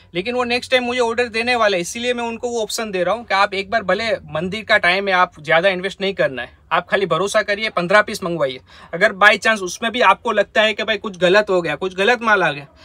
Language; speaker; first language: Hindi; non-native, local second language; Gujarati